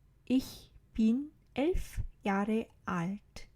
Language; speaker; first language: German; non-native, learner; Korean